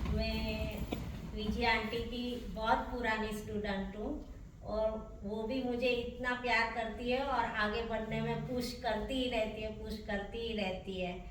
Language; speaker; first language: Hindi; non-native, local second language; Gujarati